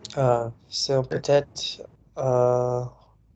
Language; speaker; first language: French; non-native, learner; English